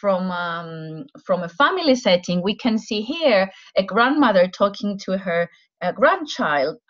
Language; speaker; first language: English; non-native, fluent; Greek